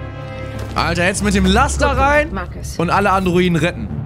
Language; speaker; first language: German; native; German